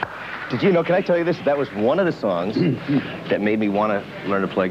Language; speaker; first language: English; native; English